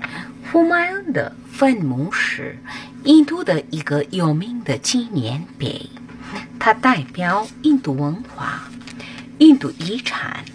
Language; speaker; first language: Chinese; non-native, fluent; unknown